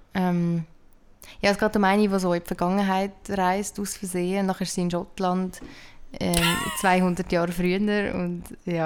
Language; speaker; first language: German; native; German